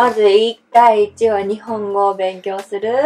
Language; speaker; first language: Japanese; native; Japanese